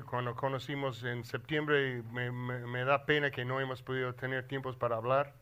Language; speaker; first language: Spanish; non-native, learner; English